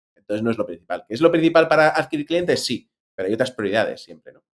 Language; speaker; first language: Spanish; native; Spanish